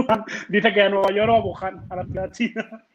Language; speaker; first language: Spanish; native; Spanish